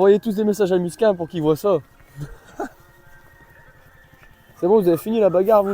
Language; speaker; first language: French; native; French